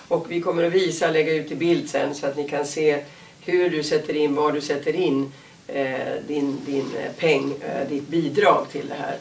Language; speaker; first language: Swedish; native; Swedish